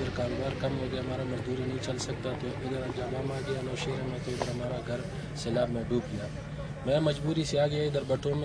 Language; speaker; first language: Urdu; non-native, local second language; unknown